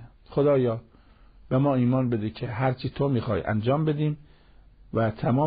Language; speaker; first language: Persian; native; Persian